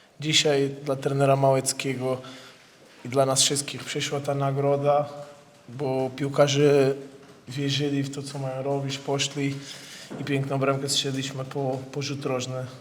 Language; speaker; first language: Polish; non-native, fluent; Portuguese